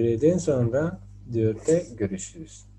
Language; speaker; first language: Turkish; non-native, fluent; Spanish